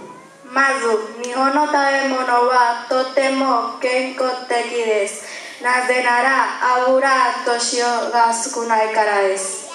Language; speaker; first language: Japanese; non-native, learner; Spanish